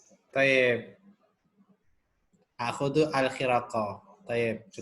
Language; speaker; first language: Arabic; non-native, fluent; Indonesian